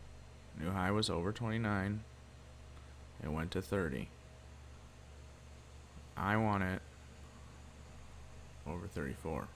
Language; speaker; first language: English; native; English